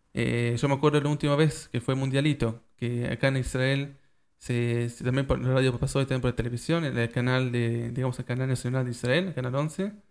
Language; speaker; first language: Spanish; early bilingual, heritage; Spanish